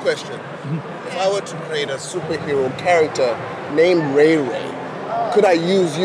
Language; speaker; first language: English; non-native, local second language; Xhosa